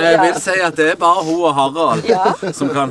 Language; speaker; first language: Norwegian; native; Norwegian